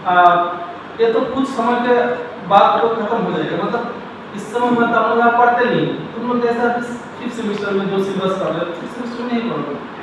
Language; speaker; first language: Hindi; non-native, local second language; Bangla